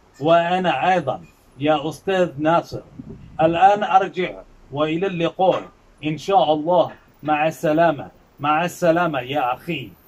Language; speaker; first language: Arabic; non-native, fluent; Burmese